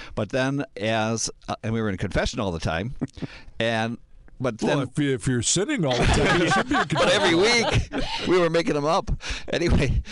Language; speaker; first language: English; native; English